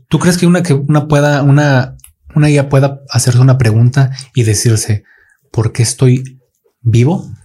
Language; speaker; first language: Spanish; native; Spanish